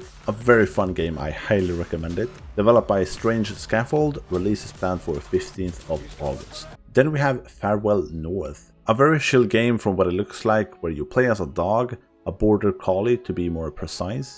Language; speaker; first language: English; non-native, fluent; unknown